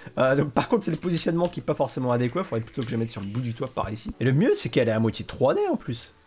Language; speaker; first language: French; native; French